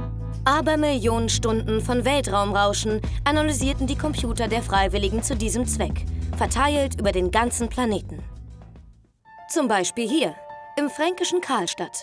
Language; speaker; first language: German; native; German